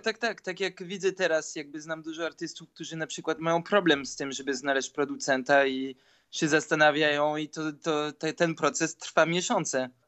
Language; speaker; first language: Polish; early bilingual, heritage; Polish